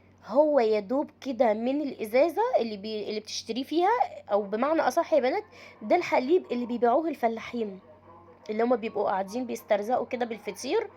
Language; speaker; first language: Arabic; native; Arabic